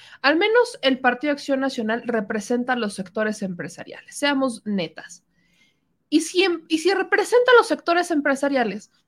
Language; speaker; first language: Spanish; native; Spanish